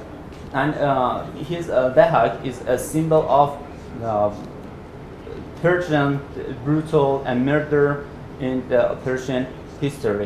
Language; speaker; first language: English; non-native, learner; Persian